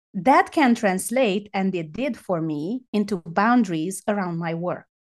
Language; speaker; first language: English; non-native, fluent; Romanian